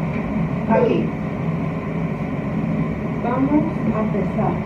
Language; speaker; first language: Spanish; native; Spanish